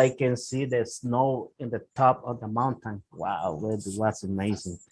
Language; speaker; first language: English; non-native, learner; Spanish